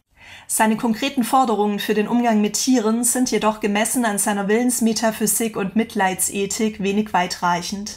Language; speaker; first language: German; native; German